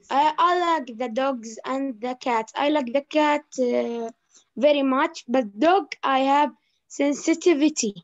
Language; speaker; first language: English; non-native, learner; Arabic